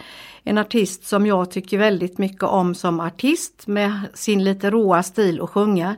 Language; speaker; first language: Swedish; native; Swedish